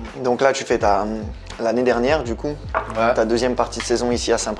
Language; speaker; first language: French; native; French